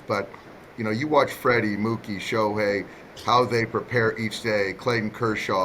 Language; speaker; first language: English; native; English